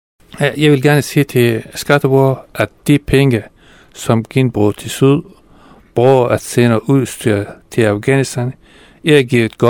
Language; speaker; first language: Danish; non-native, fluent; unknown